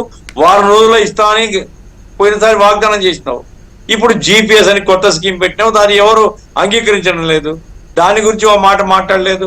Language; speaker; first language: Telugu; native; Telugu